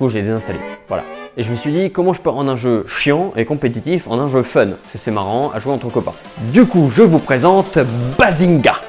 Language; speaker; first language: French; native; French